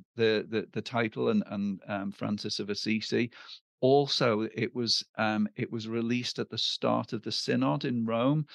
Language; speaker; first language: English; native; English